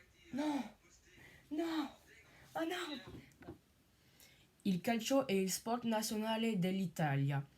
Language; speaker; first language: Italian; non-native, learner; French